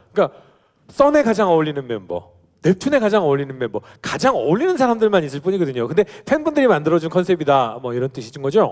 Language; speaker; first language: Korean; native; Korean